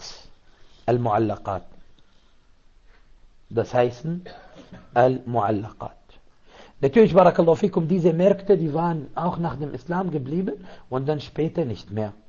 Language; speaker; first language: German; non-native, fluent; Arabic